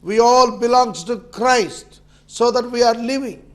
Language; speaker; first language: English; non-native, local second language; Telugu